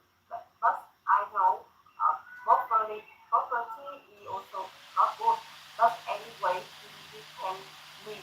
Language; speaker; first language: English; non-native, learner; Thai